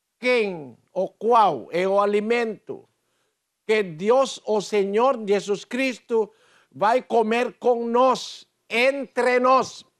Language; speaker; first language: Portuguese; non-native, fluent; Filipino